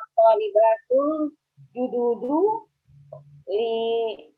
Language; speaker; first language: Arabic; non-native, learner; Indonesian